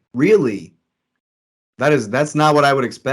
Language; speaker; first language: English; native; English